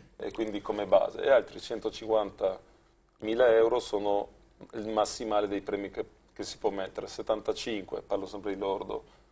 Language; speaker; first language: Italian; native; Italian